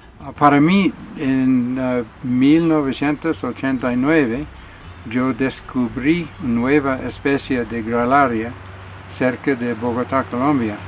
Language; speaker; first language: Spanish; non-native, learner; English